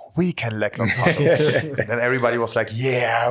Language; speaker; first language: English; non-native, fluent; German